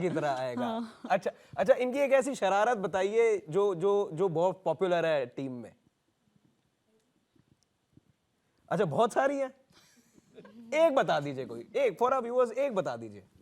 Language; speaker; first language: Hindi; native; Hindi